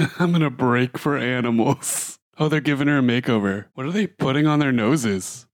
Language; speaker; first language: English; native; English